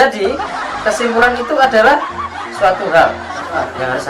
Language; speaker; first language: Indonesian; non-native, local second language; Javanese